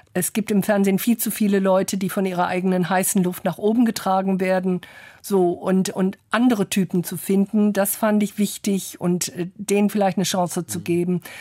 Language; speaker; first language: German; early bilingual, other home language; English